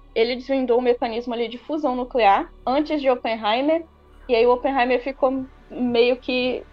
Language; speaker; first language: Portuguese; native; Portuguese